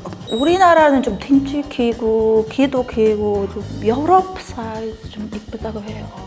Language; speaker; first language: Korean; non-native, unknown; Mongolian